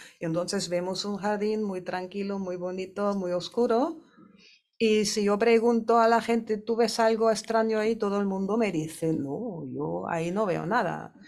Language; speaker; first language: Spanish; non-native, fluent; German